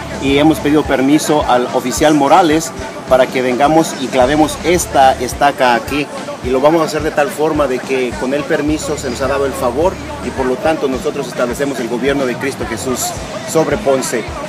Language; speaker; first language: Spanish; native; Spanish